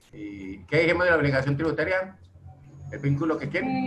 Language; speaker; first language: Spanish; native; Spanish